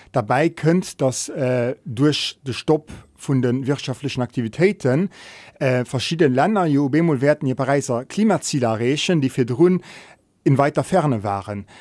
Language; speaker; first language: Luxembourgish; native; Luxembourgish